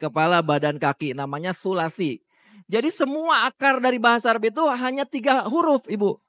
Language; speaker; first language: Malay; non-native, local second language; Sundanese